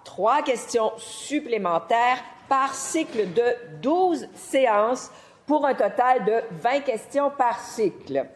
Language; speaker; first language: French; native; French